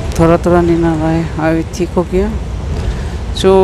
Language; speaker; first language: Hindi; non-native, local second language; Assamese